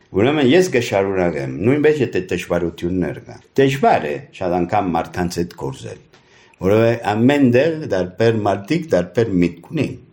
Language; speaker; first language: Armenian; early bilingual, heritage; Armenian